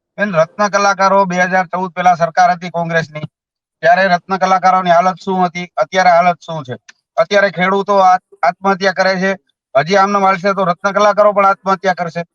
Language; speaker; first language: Gujarati; native; Gujarati